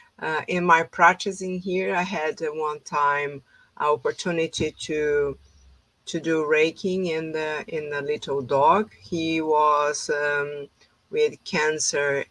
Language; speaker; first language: English; non-native, fluent; Portuguese